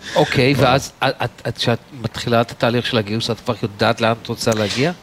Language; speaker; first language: Hebrew; native; Hebrew